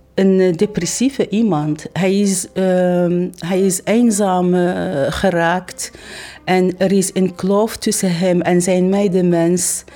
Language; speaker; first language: Dutch; non-native, fluent; Arabic